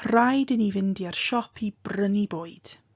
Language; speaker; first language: Welsh; non-native, fluent; English